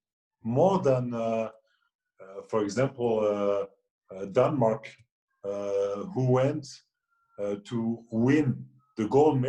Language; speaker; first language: English; non-native, fluent; French